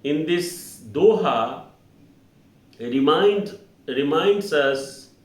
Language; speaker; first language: English; non-native, local second language; Hindi